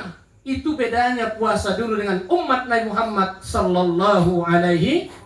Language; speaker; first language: Indonesian; non-native, local second language; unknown